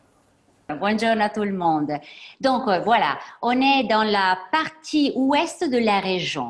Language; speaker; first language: French; non-native, fluent; Italian